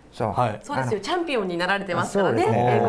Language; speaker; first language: Japanese; native; Japanese